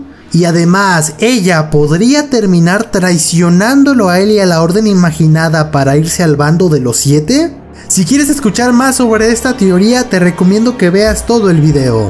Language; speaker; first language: Spanish; native; Spanish